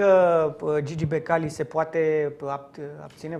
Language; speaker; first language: Romanian; native; Romanian